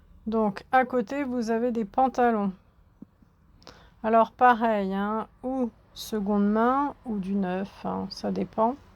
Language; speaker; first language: French; native; French